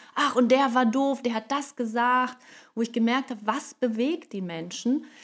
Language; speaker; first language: German; non-native, fluent; Portuguese